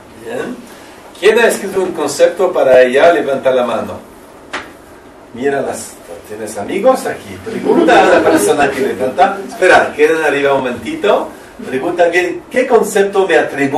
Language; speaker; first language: Spanish; non-native, learner; French